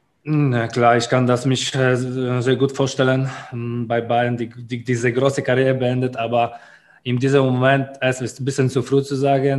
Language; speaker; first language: German; non-native, learner; Polish